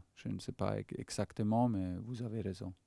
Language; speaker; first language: French; non-native, fluent; German